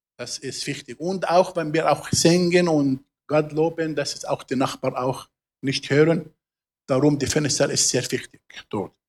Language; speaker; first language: German; non-native, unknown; Arabic